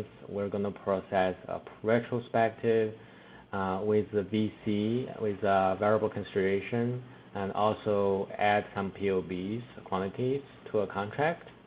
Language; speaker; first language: English; non-native, fluent; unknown